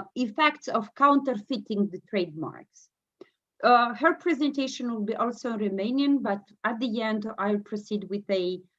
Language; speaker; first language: English; non-native, fluent; Romanian